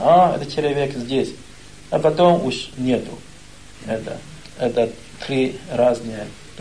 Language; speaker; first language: Russian; non-native, learner; Chinese